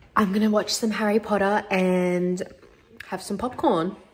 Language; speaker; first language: English; native; English